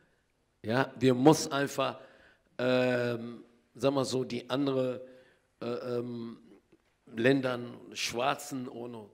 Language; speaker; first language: German; non-native, learner; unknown